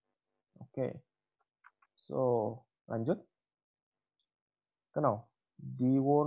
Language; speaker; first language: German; non-native, fluent; Indonesian